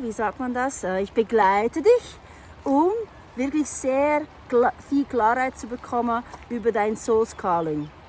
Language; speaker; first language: German; non-native, fluent; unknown